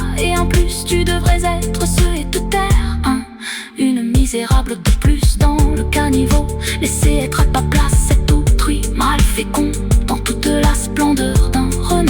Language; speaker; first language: French; native; French